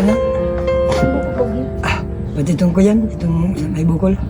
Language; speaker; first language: Filipino; native; Filipino